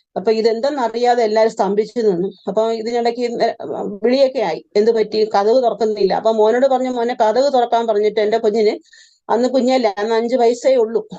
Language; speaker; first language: Malayalam; native; Malayalam